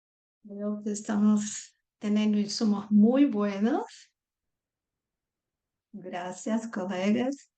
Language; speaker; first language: Spanish; non-native, fluent; Portuguese